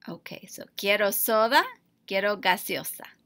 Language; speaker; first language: Spanish; non-native, learner; English